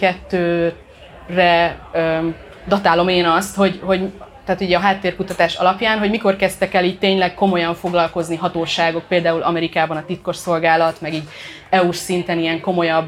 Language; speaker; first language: Hungarian; native; Hungarian